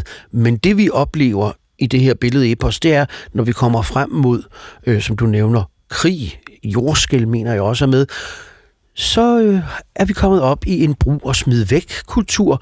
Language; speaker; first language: Danish; native; Danish